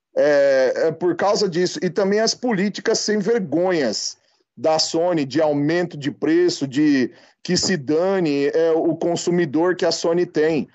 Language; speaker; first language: Portuguese; native; Portuguese